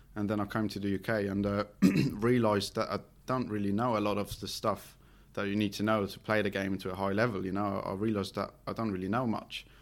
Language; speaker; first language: English; non-native, fluent; Swiss German